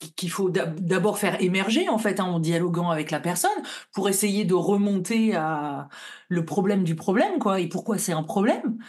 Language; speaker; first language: French; native; French